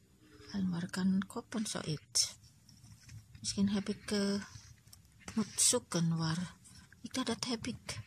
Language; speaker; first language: Dutch; non-native, learner; Indonesian